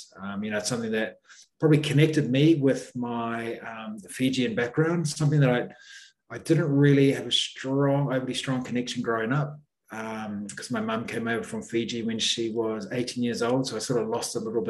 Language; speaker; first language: English; native; English